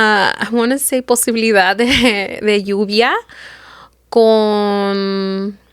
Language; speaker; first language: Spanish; early bilingual, heritage; Spanish